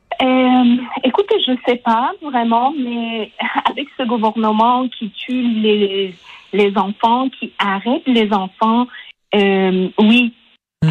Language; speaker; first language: French; non-native, local second language; Persian